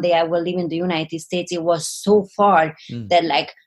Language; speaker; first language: English; non-native, fluent; Hungarian